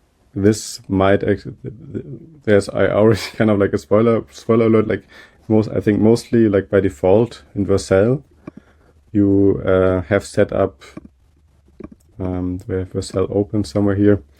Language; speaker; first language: English; non-native, fluent; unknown